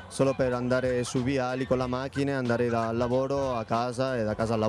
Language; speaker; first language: Italian; non-native, fluent; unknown